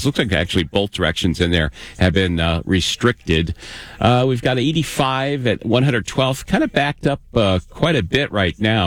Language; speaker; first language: English; native; English